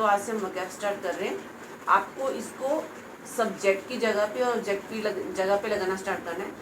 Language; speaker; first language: Hindi; non-native, local second language; Punjabi